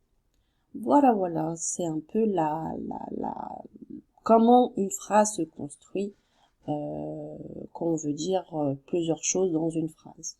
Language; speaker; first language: French; native; French